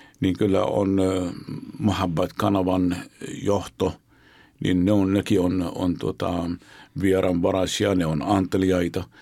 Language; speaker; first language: Finnish; non-native, fluent; Arabic